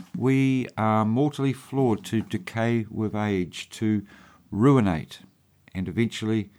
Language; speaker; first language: English; native; English